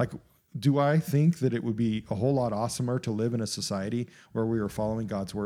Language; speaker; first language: English; native; English